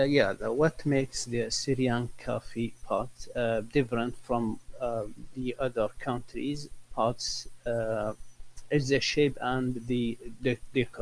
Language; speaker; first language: English; non-native, learner; Arabic